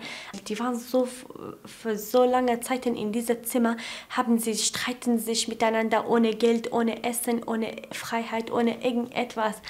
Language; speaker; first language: German; non-native, fluent; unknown